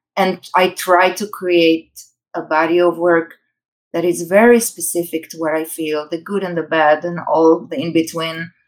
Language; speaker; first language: English; non-native, fluent; Hebrew